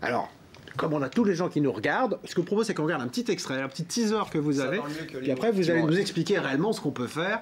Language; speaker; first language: French; native; French